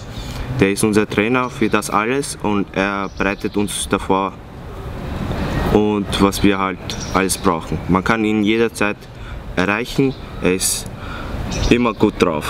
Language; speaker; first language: German; non-native, fluent; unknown